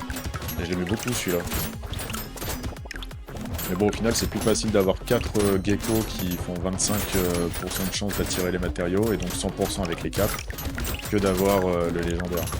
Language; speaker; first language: French; native; French